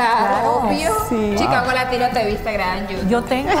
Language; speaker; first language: Spanish; native; Spanish